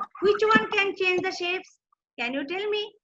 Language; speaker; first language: English; non-native, local second language; Bangla